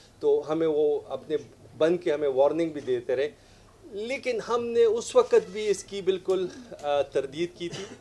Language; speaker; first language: Urdu; non-native, local second language; Pashto